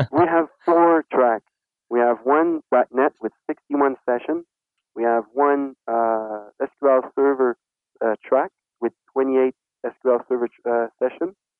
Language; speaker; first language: English; non-native, fluent; French